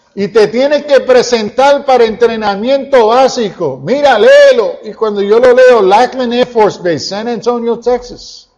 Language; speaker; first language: Spanish; early bilingual, heritage; Spanish